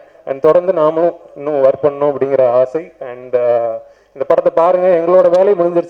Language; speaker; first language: Tamil; native; Tamil